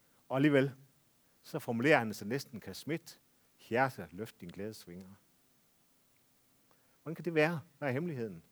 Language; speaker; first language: Danish; native; Danish